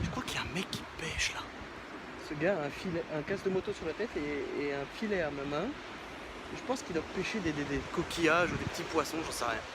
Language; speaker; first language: French; native; French